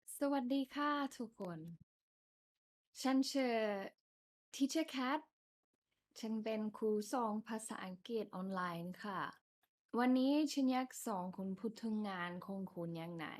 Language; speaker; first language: Thai; non-native, fluent; English